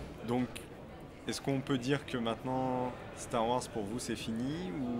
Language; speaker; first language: French; native; French